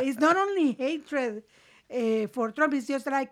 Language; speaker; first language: English; non-native, fluent; Spanish